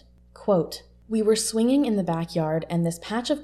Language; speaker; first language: English; native; English